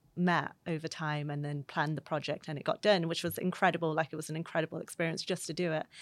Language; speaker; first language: English; native; English